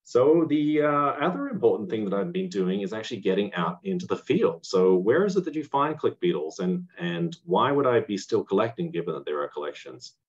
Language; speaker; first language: English; native; English